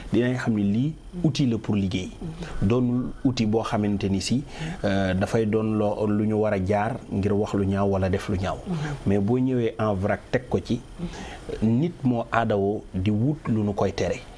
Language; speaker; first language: Wolof; native; Wolof